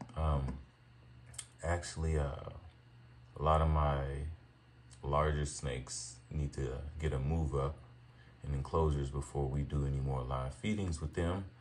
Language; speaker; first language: English; native; English